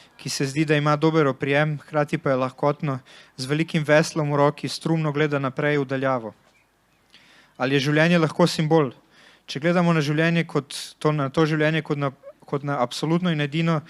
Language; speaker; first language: Slovenian; early bilingual, other home language; Bosnian